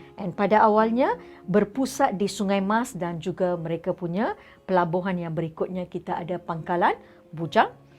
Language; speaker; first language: Malay; non-native, local second language; Tamil